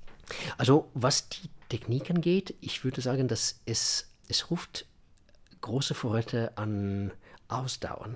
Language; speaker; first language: German; non-native, fluent; Russian